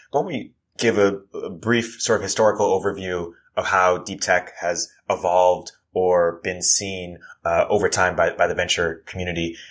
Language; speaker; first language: English; native; English